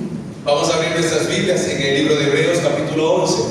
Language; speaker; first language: Spanish; native; Spanish